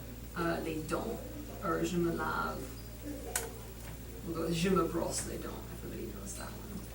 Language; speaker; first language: French; non-native, learner; English